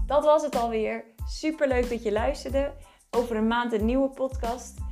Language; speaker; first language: Dutch; native; Dutch